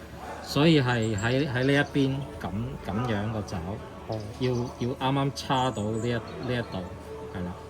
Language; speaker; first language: Chinese; native; Chinese